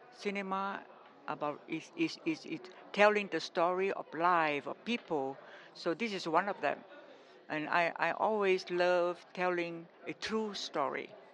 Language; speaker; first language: English; non-native, fluent; Vietnamese